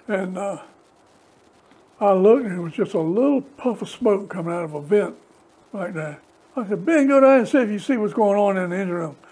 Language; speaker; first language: English; native; English